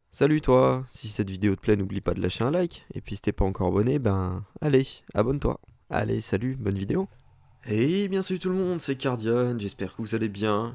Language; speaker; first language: French; native; French